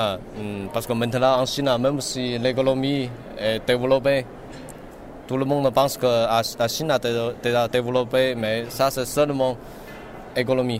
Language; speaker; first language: French; non-native, learner; Chinese